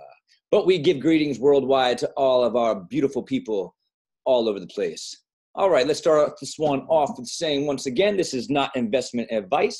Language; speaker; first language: English; native; English